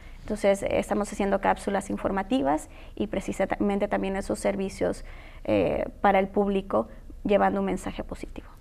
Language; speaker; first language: Spanish; native; Spanish